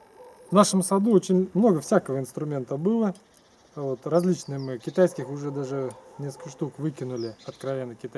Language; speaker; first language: Russian; native; Russian